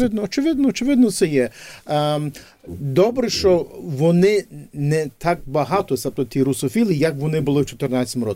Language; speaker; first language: Ukrainian; early bilingual, heritage; English